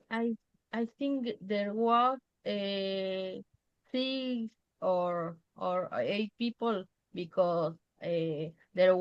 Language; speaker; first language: English; non-native, learner; Spanish